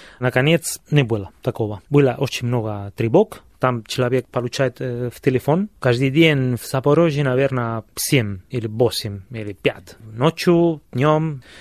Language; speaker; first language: Russian; non-native, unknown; Spanish